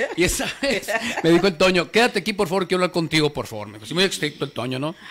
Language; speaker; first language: Spanish; native; Spanish